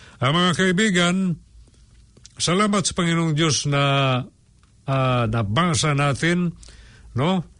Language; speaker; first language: Filipino; non-native, local second language; Cebuano